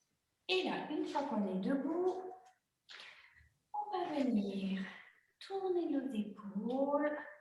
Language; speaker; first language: French; native; French